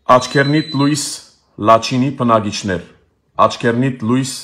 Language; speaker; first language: Armenian; early bilingual, heritage; Armenian